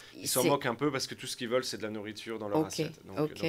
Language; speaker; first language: French; native; French